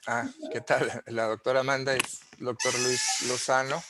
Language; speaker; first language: Spanish; native; Spanish